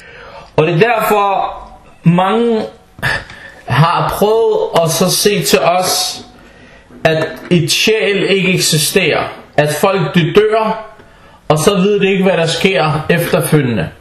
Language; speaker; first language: Danish; non-native, fluent; Arabic